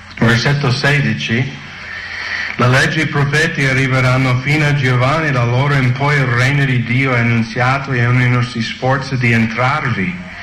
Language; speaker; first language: Italian; non-native, fluent; English